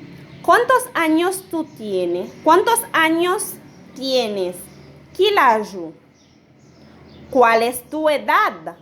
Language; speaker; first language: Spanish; non-native, learner; Haitian Creole